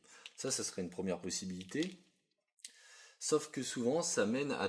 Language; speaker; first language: French; native; French